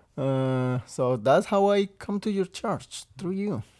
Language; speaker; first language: English; non-native, learner; Spanish